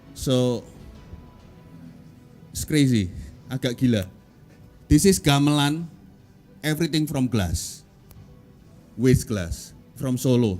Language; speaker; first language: English; non-native, learner; Indonesian